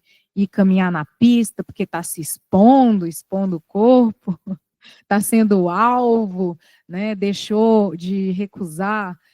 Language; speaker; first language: Portuguese; native; Portuguese